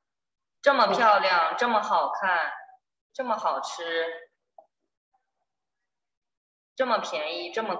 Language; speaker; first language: Chinese; non-native, fluent; Thai